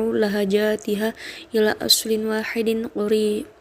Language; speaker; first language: Arabic; non-native, learner; Indonesian